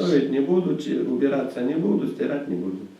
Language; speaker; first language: Russian; native; Russian